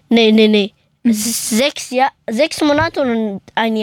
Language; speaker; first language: German; early bilingual, other home language; Persian